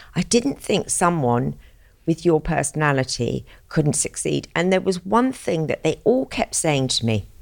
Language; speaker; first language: English; native; English